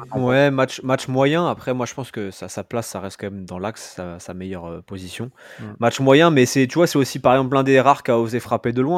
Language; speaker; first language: French; native; French